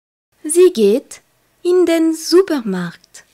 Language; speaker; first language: German; non-native, fluent; French